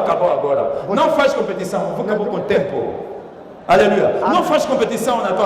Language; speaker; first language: Portuguese; non-native, learner; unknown